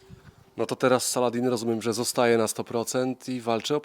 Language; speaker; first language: Polish; native; Polish